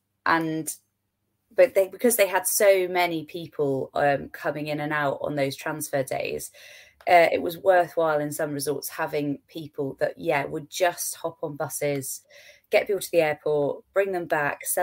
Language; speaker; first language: English; native; English